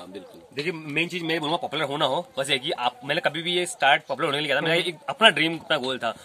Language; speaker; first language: Hindi; native; Hindi